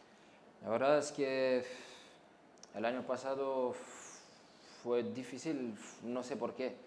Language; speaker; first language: Spanish; non-native, learner; French